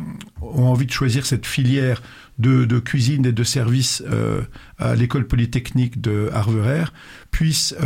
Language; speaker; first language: French; native; French